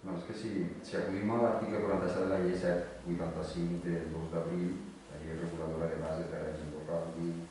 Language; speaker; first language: Spanish; non-native, local second language; Catalan